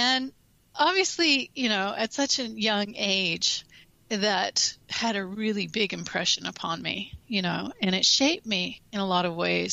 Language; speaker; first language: English; native; English